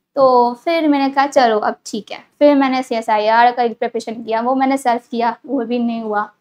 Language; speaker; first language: Hindi; native; Hindi